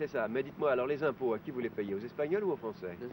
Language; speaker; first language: French; native; French